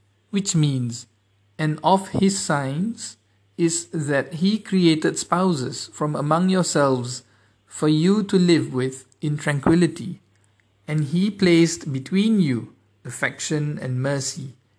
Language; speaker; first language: English; non-native, local second language; Malay